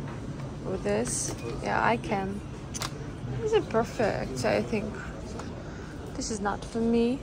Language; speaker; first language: English; non-native, learner; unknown